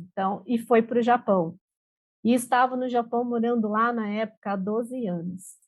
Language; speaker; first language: Portuguese; native; Portuguese